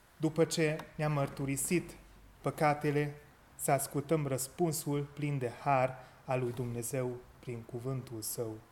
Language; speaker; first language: Romanian; non-native, local second language; Hungarian